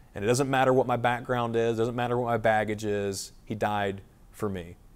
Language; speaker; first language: English; native; English